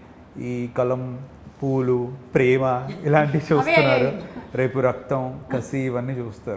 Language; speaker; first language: Telugu; native; Telugu